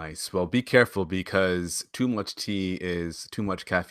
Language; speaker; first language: English; native; English